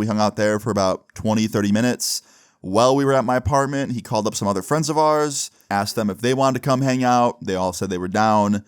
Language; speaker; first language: English; native; English